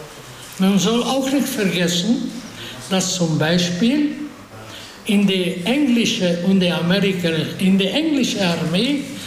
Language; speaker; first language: German; non-native, fluent; Hungarian